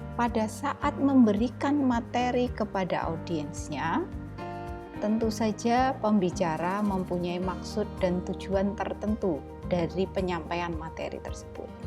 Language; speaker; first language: Indonesian; native; Indonesian